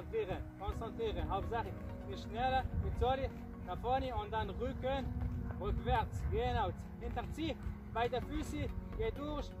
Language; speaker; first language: German; non-native, learner; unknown